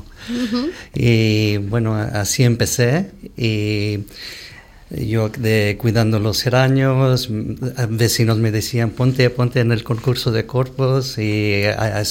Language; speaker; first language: Spanish; early bilingual, heritage; Spanish